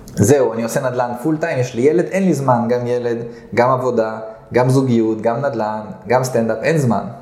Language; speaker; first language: Hebrew; early bilingual, other home language; Russian